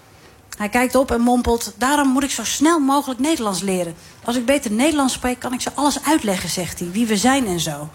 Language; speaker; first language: Dutch; native; Dutch